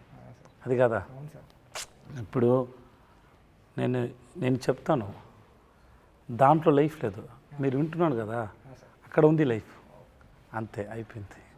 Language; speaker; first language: Telugu; non-native, learner; Tamil